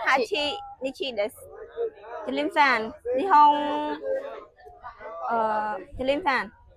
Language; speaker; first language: Japanese; non-native, learner; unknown